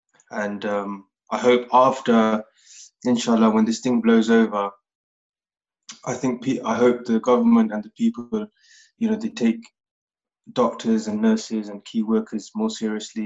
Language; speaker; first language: English; early bilingual, other home language; Punjabi